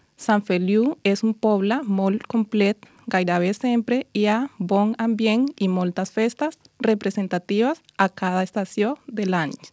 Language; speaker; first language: Catalan; non-native, learner; Spanish